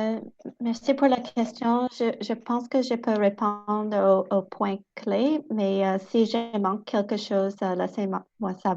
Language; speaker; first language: French; non-native, local second language; English